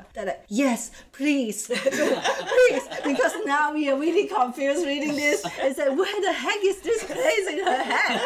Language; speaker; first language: English; non-native, local second language; Cantonese